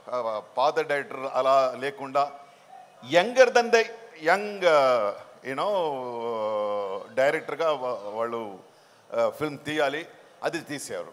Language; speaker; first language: Telugu; non-native, fluent; Tamil